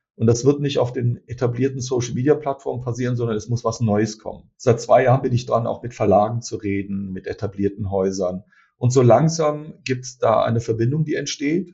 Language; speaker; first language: German; early bilingual, other home language; Turkish